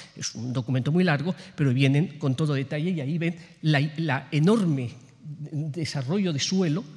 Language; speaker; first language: Spanish; native; Spanish